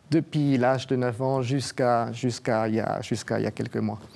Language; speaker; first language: French; native; French